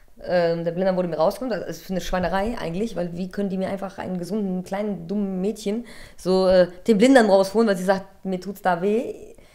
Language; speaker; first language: German; early bilingual, other home language; Polish